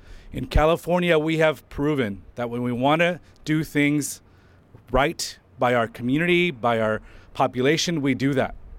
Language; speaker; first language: English; early bilingual, other home language; Spanish